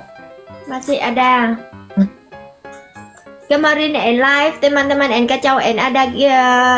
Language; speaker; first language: Indonesian; non-native, learner; Vietnamese